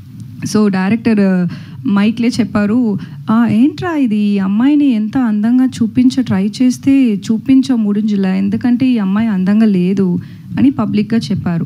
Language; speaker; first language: Telugu; non-native, learner; Tamil